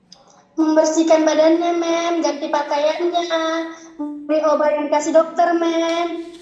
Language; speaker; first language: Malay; non-native, fluent; Indonesian